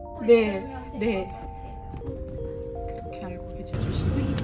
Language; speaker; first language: Korean; native; Korean